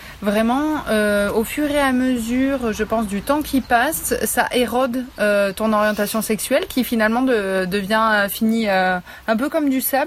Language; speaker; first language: French; native; French